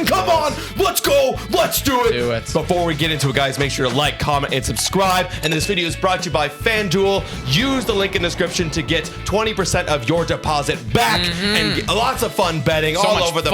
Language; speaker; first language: English; native; English